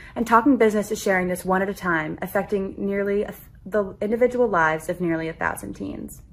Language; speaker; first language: English; native; English